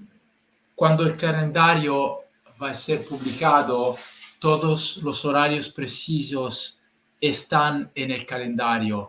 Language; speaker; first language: Spanish; non-native, learner; Italian